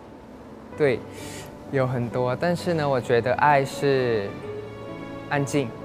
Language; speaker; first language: Chinese; non-native, fluent; Thai